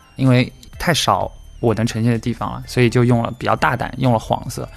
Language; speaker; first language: Chinese; native; Chinese